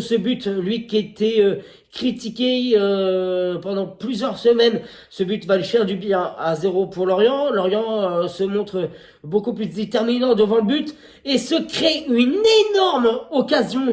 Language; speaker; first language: French; native; French